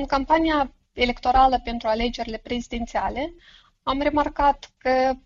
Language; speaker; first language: Romanian; native; Romanian